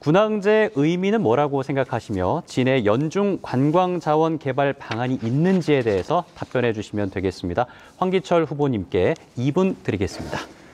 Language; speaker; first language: Korean; native; Korean